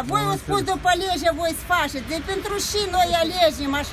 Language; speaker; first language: Romanian; non-native, local second language; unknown